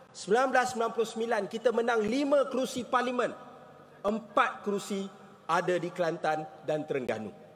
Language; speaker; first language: Malay; native; Malay